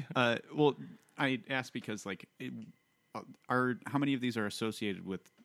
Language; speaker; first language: English; native; English